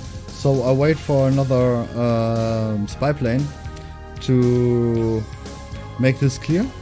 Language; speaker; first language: English; non-native, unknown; German